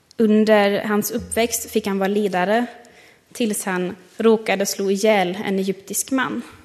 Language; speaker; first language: Swedish; non-native, fluent; German